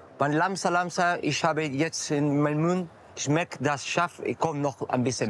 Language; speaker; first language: German; non-native, learner; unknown